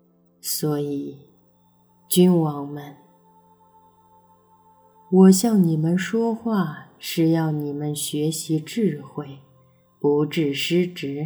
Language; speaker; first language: Chinese; native; Chinese